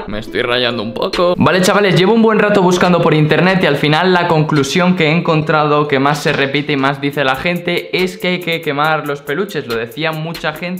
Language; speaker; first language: Spanish; native; Spanish